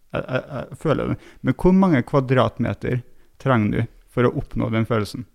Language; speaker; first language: Norwegian; native; Norwegian